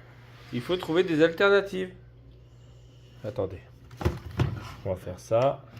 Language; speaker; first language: French; native; French